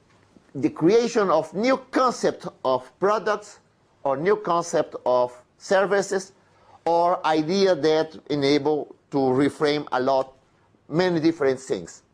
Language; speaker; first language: English; non-native, fluent; Spanish